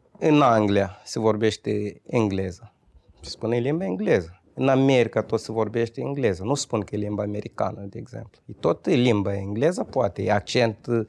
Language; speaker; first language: Romanian; non-native, fluent; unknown